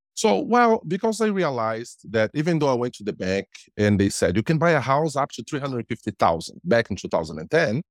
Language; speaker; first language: English; non-native, fluent; Portuguese